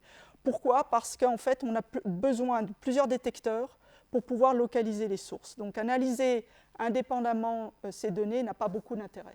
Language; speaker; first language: French; native; French